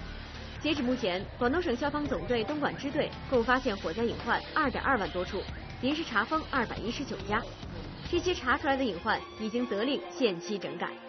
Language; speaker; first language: Chinese; native; Chinese